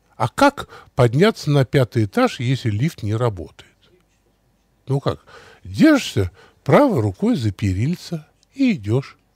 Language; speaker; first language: Russian; native; Russian